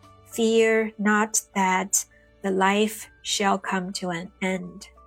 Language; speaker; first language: English; non-native, fluent; Chinese